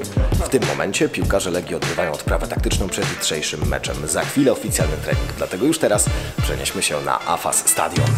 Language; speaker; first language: Polish; native; Polish